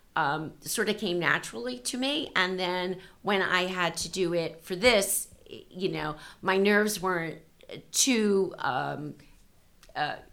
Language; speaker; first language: English; native; English